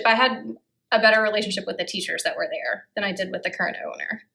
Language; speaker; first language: English; native; English